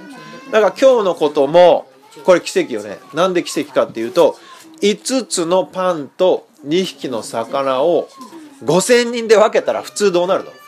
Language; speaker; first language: Japanese; native; Japanese